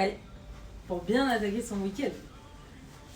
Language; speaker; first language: French; native; French